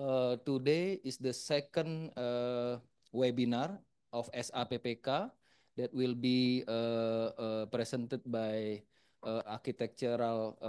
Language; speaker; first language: English; non-native, fluent; Indonesian